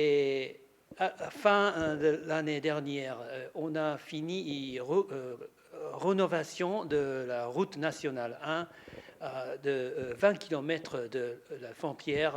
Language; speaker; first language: French; non-native, learner; Japanese